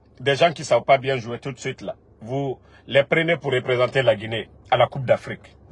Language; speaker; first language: French; non-native, local second language; Mandingo